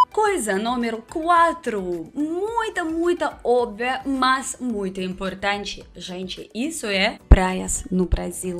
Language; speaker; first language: Portuguese; non-native, learner; Russian